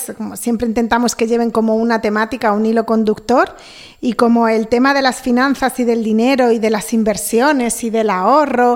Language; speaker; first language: Spanish; native; Spanish